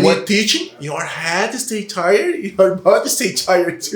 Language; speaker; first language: English; non-native, learner; Portuguese